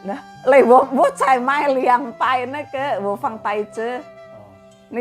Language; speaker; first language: Chinese; non-native, learner; Javanese